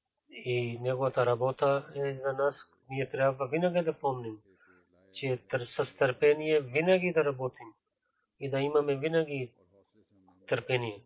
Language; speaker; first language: Bulgarian; non-native, learner; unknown